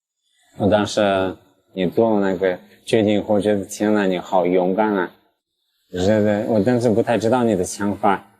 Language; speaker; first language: Chinese; non-native, fluent; English